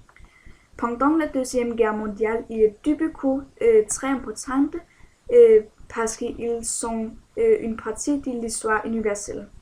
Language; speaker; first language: French; non-native, learner; Danish